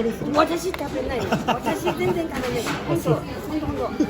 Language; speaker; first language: Japanese; non-native, learner; Chinese